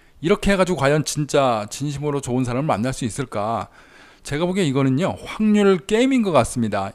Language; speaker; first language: Korean; native; Korean